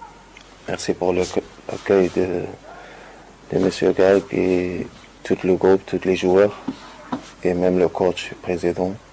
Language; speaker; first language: French; non-native, learner; Arabic